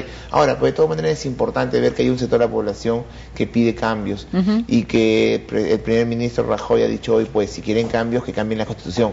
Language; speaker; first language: Spanish; native; Spanish